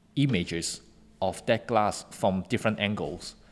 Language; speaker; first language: English; non-native, local second language; Cantonese